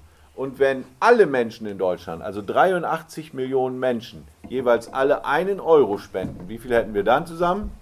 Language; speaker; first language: German; native; German